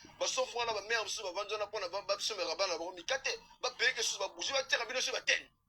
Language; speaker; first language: French; non-native, local second language; Lingala